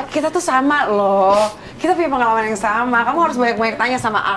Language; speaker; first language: Indonesian; native; Indonesian